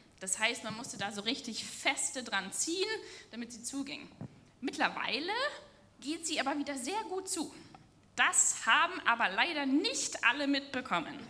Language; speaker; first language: German; native; German